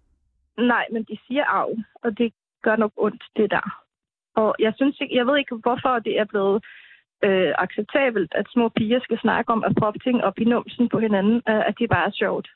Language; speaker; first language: Danish; native; Danish